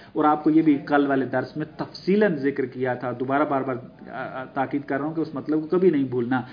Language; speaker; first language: Urdu; non-native, local second language; Punjabi